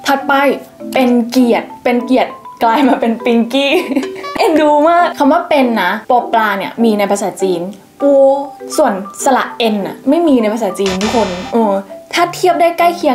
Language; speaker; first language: Thai; native; Thai